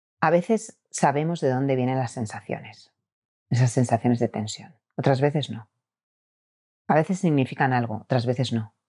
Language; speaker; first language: Spanish; native; Spanish